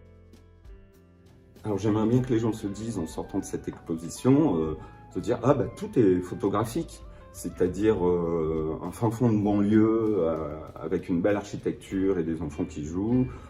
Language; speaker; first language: French; native; French